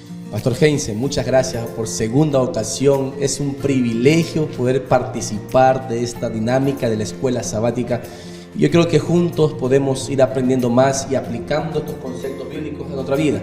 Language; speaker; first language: Spanish; native; Spanish